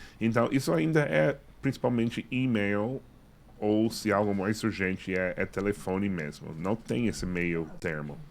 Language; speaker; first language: Portuguese; non-native, fluent; English